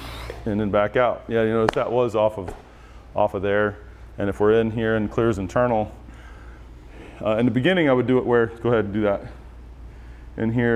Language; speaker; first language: English; native; English